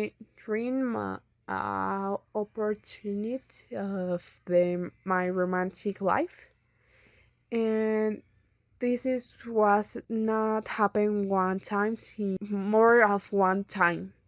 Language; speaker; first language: English; non-native, learner; Spanish